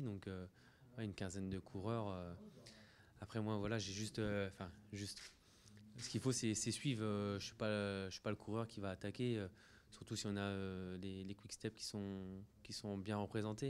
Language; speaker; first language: French; native; French